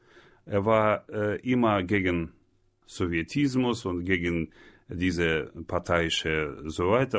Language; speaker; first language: German; non-native, learner; Russian